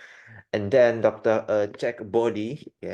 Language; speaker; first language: English; non-native, learner; Indonesian